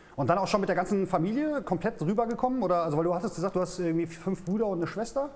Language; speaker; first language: German; native; German